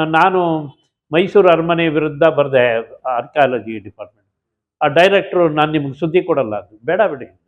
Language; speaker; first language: Kannada; native; Kannada